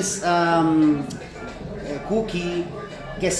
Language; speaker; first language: English; non-native, learner; Spanish